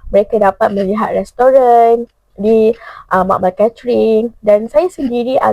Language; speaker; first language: Malay; native; Malay